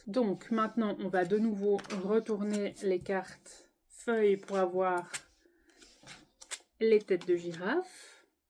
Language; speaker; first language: French; native; French